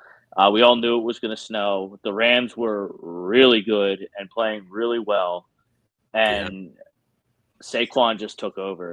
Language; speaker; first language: English; native; English